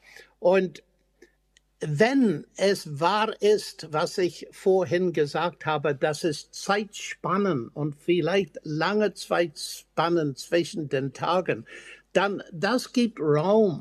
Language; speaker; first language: German; non-native, fluent; English